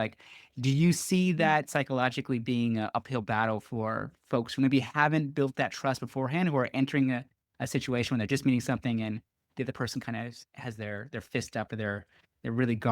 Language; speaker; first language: English; native; English